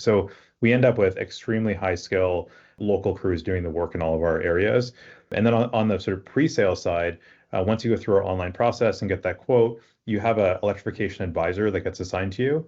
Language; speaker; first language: English; native; English